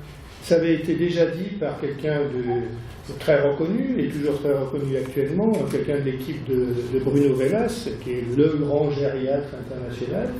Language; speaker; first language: French; native; French